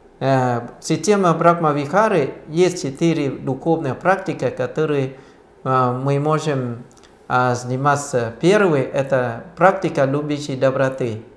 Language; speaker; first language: Russian; non-native, fluent; Thai